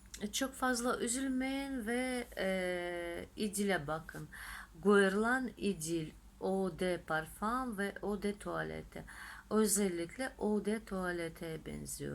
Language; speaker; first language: Turkish; non-native, fluent; Russian